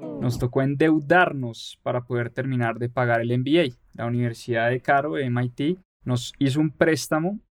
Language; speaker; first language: Spanish; native; Spanish